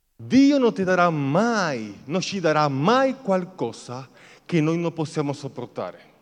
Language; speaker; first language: Italian; non-native, fluent; Spanish